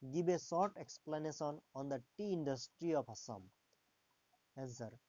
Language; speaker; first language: English; non-native, local second language; Assamese